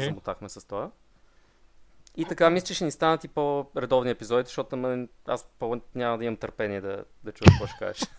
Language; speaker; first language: Bulgarian; native; Bulgarian